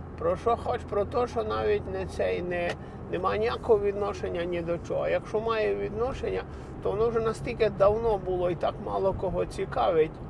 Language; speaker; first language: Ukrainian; native; Ukrainian